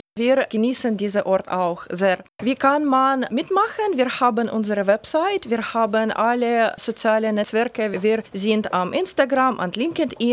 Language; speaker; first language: German; non-native, learner; Ukrainian